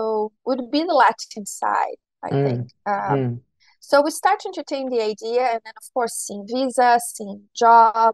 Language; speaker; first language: English; non-native, fluent; Portuguese